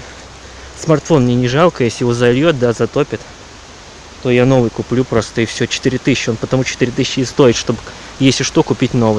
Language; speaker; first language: Russian; native; Russian